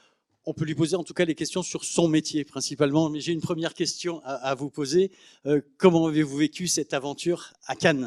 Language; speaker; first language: French; native; French